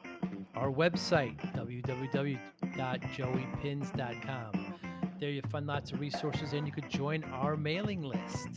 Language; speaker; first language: English; native; English